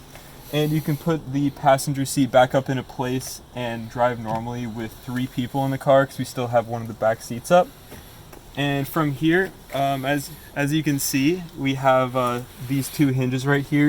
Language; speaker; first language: English; native; English